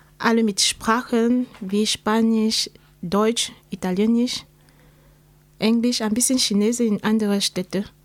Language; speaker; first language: German; non-native, learner; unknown